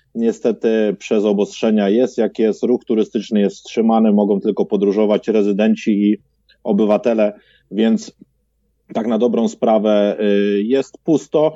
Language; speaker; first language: Polish; native; Polish